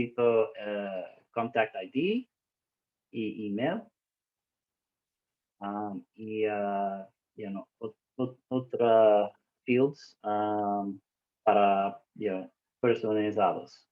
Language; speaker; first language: Spanish; non-native, learner; English